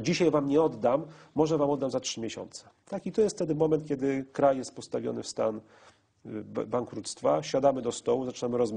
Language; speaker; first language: Polish; native; Polish